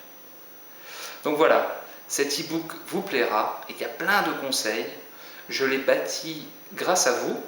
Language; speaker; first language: French; native; French